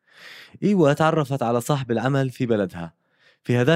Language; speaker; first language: Arabic; native; Arabic